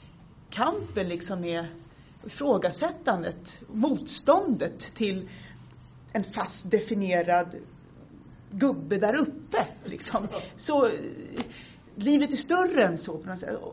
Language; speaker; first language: Swedish; native; Swedish